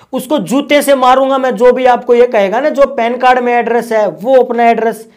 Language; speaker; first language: Hindi; native; Hindi